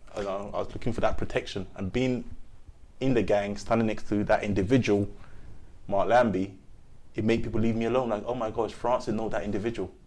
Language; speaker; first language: English; early bilingual, other home language; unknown